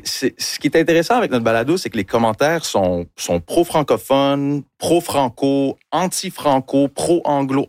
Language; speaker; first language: French; early bilingual, other home language; English